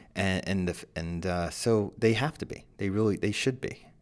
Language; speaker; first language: English; native; English